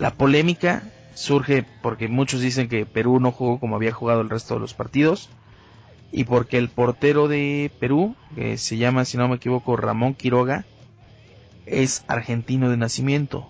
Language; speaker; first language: Spanish; native; Spanish